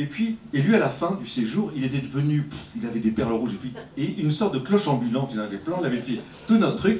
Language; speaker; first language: French; native; French